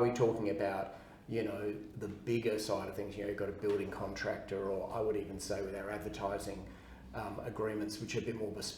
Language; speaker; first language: English; native; English